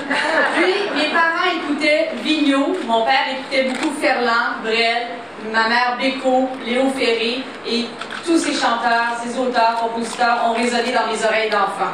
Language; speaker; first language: French; native; French